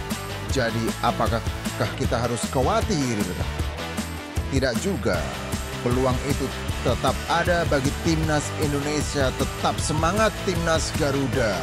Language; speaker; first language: Indonesian; native; Indonesian